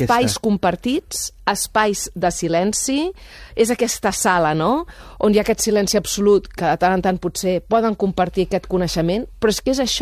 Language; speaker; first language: Catalan; native; Catalan